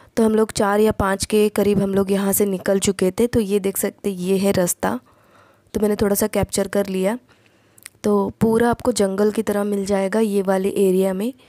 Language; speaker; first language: Hindi; non-native, local second language; Marathi